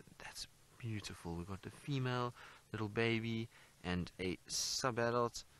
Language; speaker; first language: English; native; English